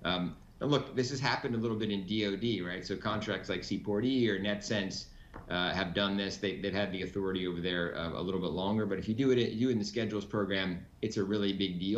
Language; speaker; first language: English; native; English